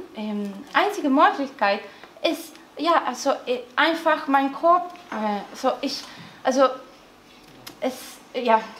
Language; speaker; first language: German; non-native, learner; Spanish